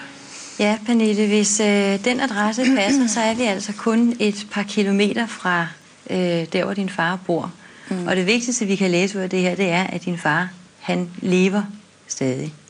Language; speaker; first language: Danish; native; Danish